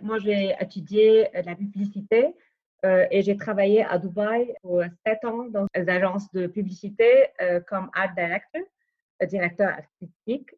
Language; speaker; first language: French; non-native, fluent; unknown